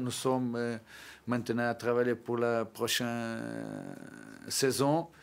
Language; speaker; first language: French; non-native, learner; Portuguese